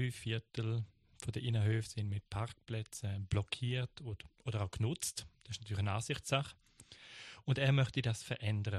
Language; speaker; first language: German; native; German